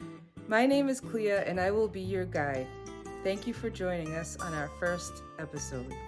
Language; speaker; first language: English; native; English